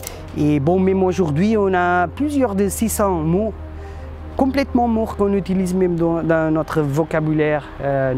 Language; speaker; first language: French; non-native, fluent; Portuguese